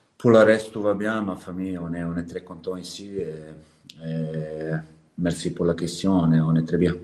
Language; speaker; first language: French; non-native, learner; Serbian